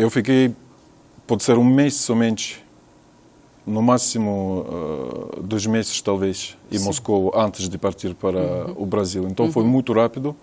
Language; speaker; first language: Portuguese; non-native, fluent; Russian